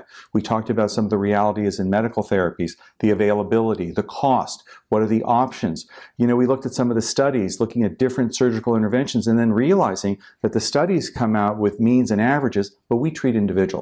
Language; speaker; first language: English; native; English